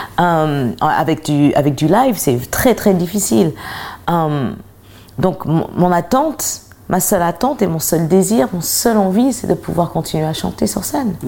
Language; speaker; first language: French; early bilingual, other home language; English